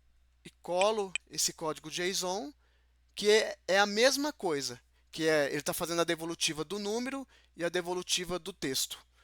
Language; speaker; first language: Portuguese; native; Portuguese